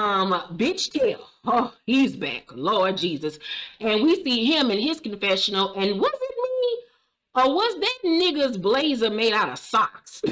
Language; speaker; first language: English; native; English